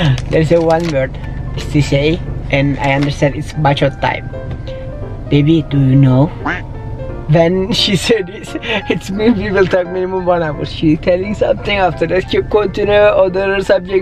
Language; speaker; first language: English; non-native, learner; Turkish